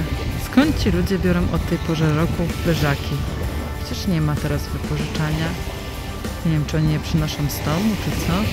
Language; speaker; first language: Polish; native; Polish